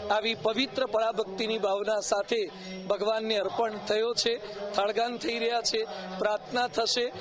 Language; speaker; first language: Gujarati; native; Gujarati